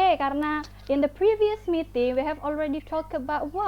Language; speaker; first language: English; non-native, fluent; Indonesian